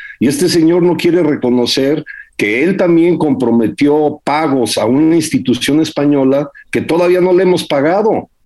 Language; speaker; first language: Spanish; early bilingual, heritage; Spanish